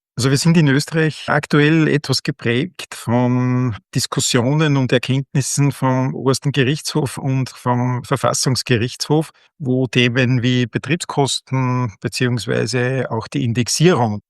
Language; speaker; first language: German; native; German